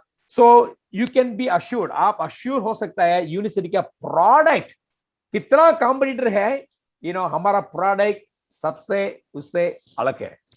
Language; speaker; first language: Hindi; non-native, fluent; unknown